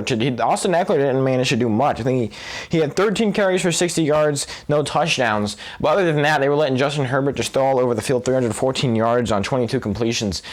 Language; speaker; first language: English; native; English